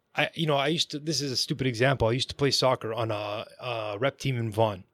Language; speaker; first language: English; native; English